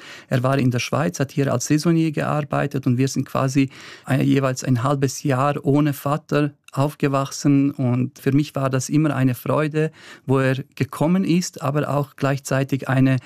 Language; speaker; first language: German; early bilingual, other home language; Bosnian